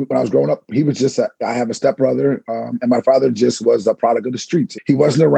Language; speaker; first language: English; native; English